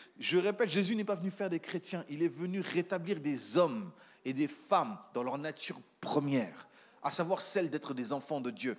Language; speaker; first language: French; native; French